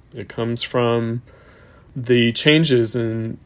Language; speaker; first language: English; native; English